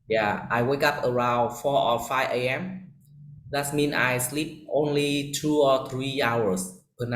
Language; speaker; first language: English; non-native, learner; Vietnamese